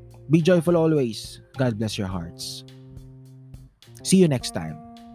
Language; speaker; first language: English; non-native, local second language; Filipino